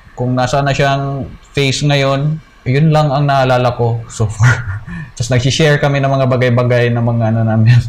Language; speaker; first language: Filipino; non-native, local second language; Cebuano